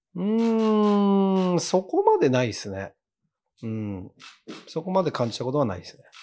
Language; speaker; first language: Japanese; native; Japanese